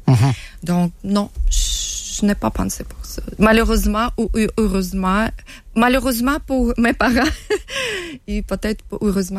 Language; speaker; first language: French; non-native, learner; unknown